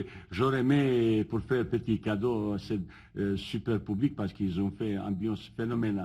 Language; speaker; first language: French; non-native, fluent; Bosnian